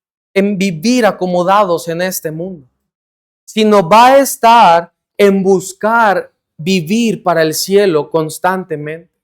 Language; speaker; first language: Spanish; native; Spanish